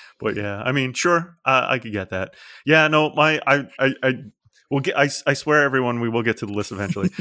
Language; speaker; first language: English; native; English